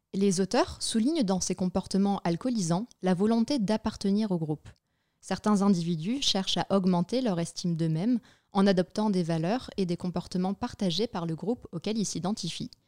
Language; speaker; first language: French; native; French